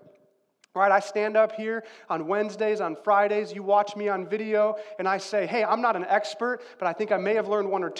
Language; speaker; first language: English; native; English